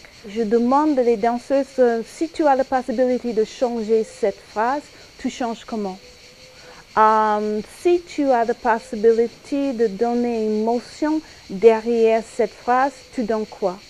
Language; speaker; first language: French; non-native, fluent; English